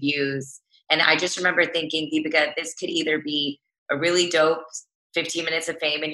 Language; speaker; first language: English; native; English